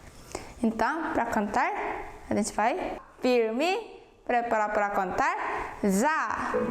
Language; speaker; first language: Portuguese; non-native, fluent; Korean